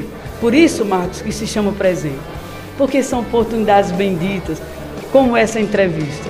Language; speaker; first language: Portuguese; native; Portuguese